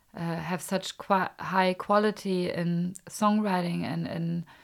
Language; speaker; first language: English; non-native, fluent; German